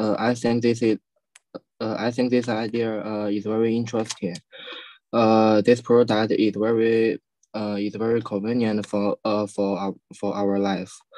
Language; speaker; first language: English; non-native, learner; Chinese